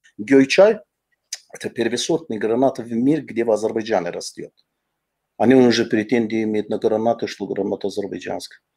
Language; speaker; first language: Russian; non-native, fluent; Azerbaijani